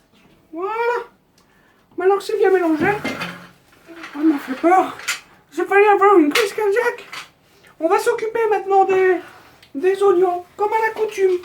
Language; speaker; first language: French; native; French